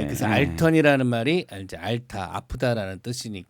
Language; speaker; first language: Korean; native; Korean